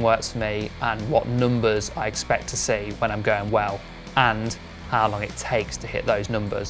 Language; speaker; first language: English; native; English